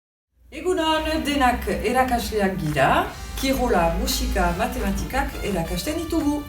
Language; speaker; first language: Basque; non-native, learner; French